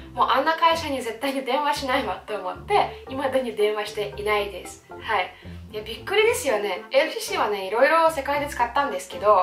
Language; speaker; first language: Japanese; non-native, fluent; Russian